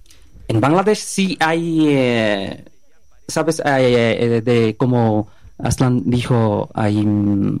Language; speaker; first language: Spanish; non-native, learner; Bangla